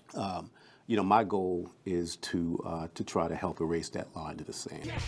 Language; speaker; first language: English; native; English